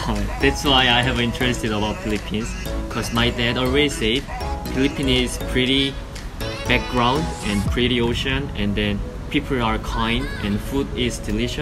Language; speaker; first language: English; non-native, learner; Korean